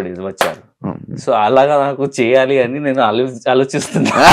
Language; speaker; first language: Telugu; non-native, learner; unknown